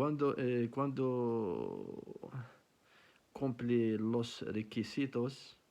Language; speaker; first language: Spanish; non-native, learner; Arabic